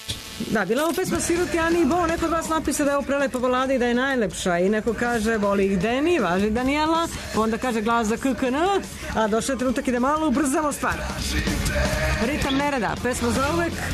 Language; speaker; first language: Serbian; native; Serbian